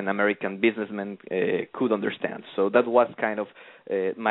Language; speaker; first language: English; non-native, fluent; Spanish